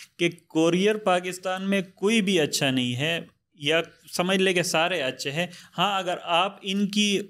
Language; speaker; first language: Urdu; non-native, local second language; Pashto